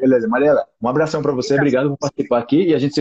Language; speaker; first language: Portuguese; native; Portuguese